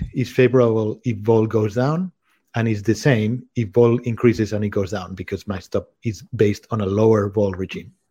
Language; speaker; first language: English; non-native, fluent; Spanish